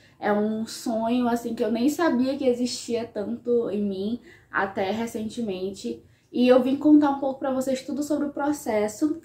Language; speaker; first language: Portuguese; native; Portuguese